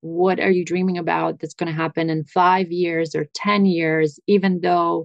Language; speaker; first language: English; early bilingual, other home language; Russian